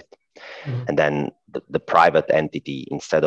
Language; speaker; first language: English; non-native, fluent; Italian